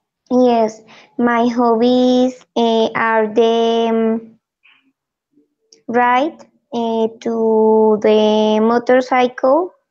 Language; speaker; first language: English; non-native, learner; Spanish